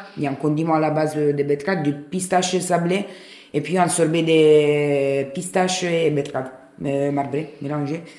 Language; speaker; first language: French; non-native, fluent; Italian